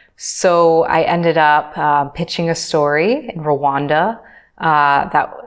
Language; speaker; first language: English; native; English